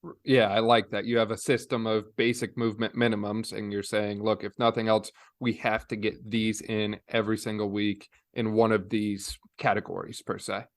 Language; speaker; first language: English; native; English